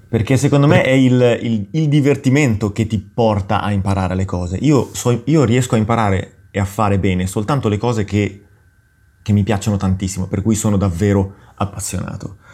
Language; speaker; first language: Italian; native; Italian